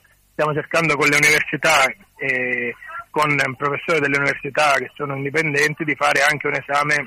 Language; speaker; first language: Italian; native; Italian